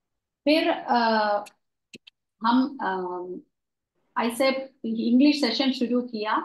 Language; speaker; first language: Hindi; non-native, local second language; Malayalam